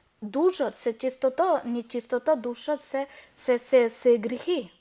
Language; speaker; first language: Ukrainian; non-native, learner; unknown